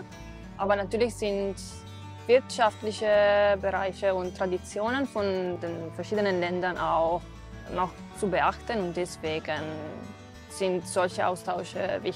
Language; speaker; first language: German; non-native, fluent; Italian